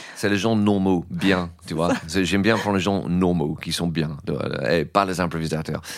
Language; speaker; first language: French; non-native, fluent; English